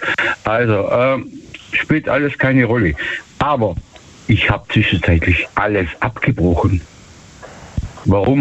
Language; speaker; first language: German; native; German